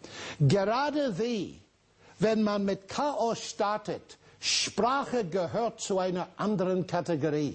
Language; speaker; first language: German; non-native, fluent; English